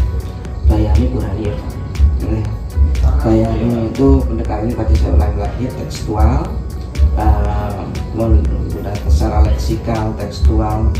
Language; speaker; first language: Indonesian; native; Indonesian